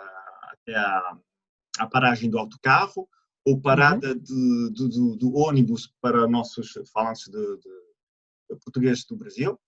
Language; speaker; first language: Portuguese; non-native, fluent; Italian